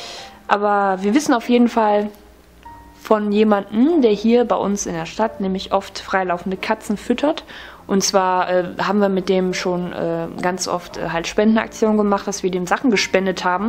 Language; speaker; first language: German; native; German